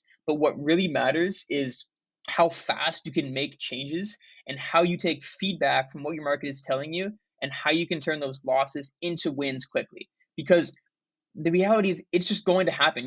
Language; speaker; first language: English; native; English